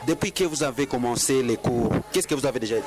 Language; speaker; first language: French; non-native, local second language; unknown